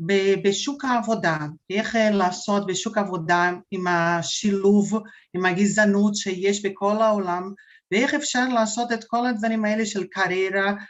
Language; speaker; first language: Hebrew; non-native, fluent; Portuguese